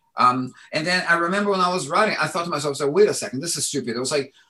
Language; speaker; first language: English; non-native, fluent; Portuguese